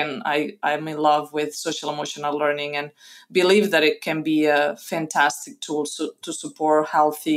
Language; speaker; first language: English; non-native, fluent; Spanish